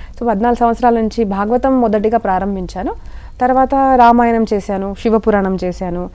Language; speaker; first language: Telugu; non-native, local second language; Marathi